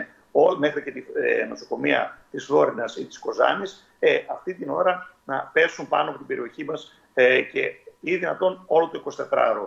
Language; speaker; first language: Greek; native; Greek